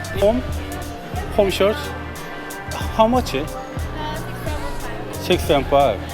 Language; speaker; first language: English; non-native, learner; Korean